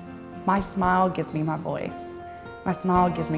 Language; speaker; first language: English; native; English